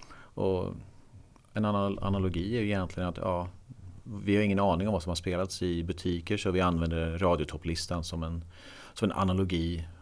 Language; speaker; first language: Swedish; native; Swedish